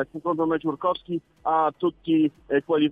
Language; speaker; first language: Italian; non-native, learner; Polish